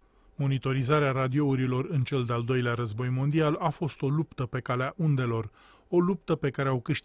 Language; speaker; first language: Romanian; native; Romanian